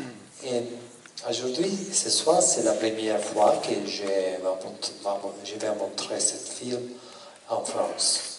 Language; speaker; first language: French; non-native, learner; Italian